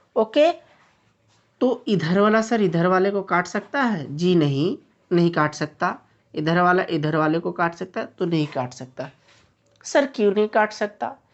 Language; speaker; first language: Hindi; native; Hindi